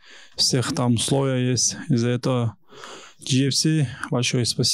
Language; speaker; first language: Russian; non-native, local second language; Kyrgyz